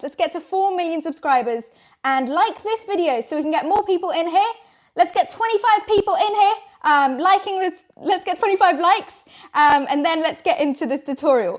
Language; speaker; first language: English; native; English